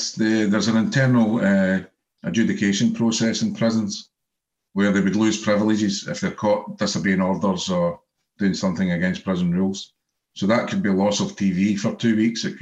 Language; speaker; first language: English; native; English